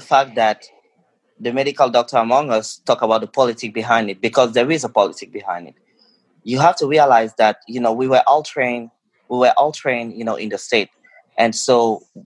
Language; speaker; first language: English; non-native, local second language; French